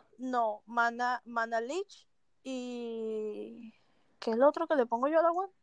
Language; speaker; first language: Spanish; native; Spanish